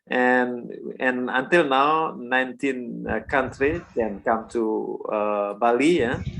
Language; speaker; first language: English; non-native, learner; Indonesian